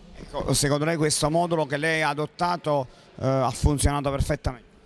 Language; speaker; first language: Italian; native; Italian